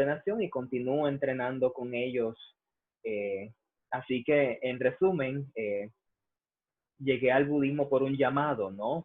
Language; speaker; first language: Spanish; native; Spanish